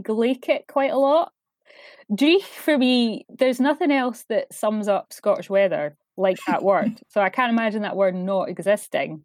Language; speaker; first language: English; native; English